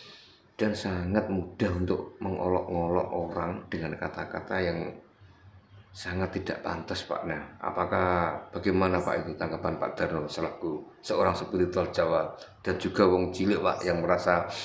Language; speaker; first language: Indonesian; native; Indonesian